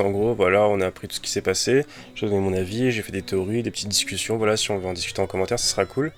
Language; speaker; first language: French; native; French